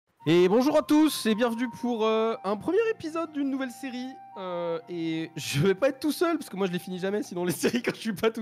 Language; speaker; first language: French; native; French